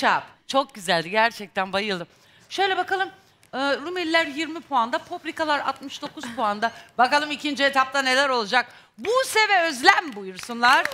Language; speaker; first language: Turkish; native; Turkish